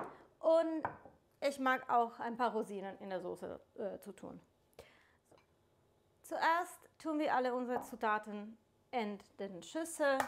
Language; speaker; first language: German; non-native, fluent; Italian